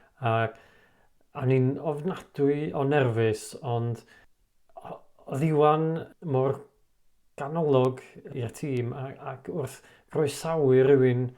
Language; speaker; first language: Welsh; native; Welsh